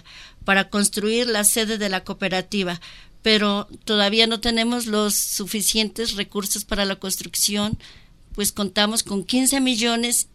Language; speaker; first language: Spanish; native; Spanish